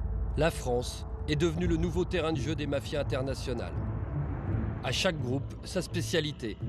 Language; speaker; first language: French; native; French